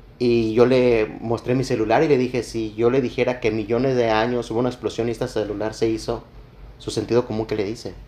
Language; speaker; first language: Spanish; native; Spanish